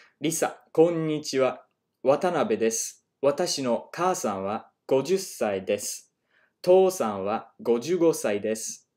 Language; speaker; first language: Japanese; non-native, learner; English